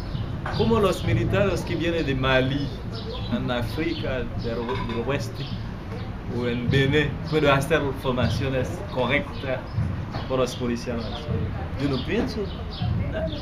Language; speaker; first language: Spanish; non-native, learner; Haitian Creole